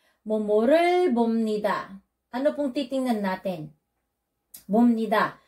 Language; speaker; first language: Korean; non-native, fluent; Filipino